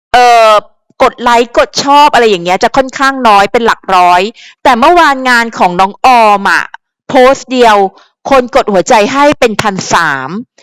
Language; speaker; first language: Thai; native; Thai